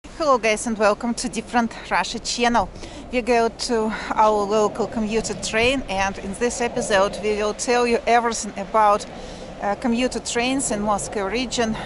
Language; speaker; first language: English; non-native, fluent; Russian